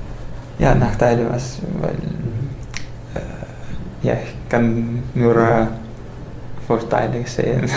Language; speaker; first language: German; non-native, learner; Italian